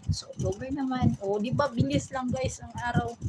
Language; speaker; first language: Filipino; non-native, local second language; Cebuano